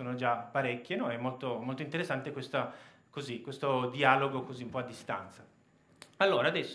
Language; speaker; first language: Italian; native; Italian